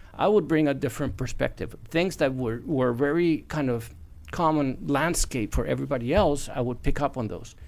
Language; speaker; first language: English; non-native, fluent; Spanish